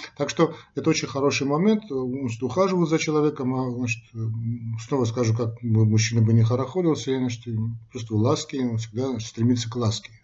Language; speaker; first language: Russian; non-native, local second language; Armenian